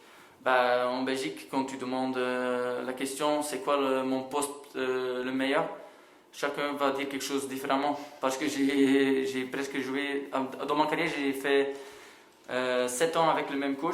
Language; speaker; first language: French; non-native, local second language; Dutch